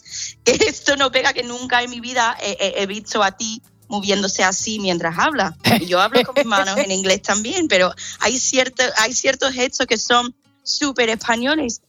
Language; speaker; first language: Spanish; non-native, fluent; English